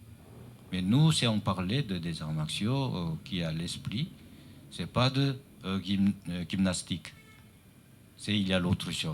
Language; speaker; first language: French; non-native, learner; Chinese